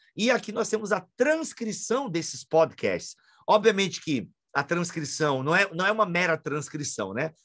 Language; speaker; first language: Portuguese; native; Portuguese